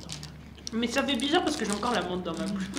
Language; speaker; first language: French; native; French